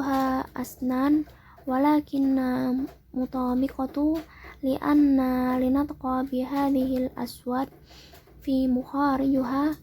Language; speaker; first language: Arabic; non-native, learner; Indonesian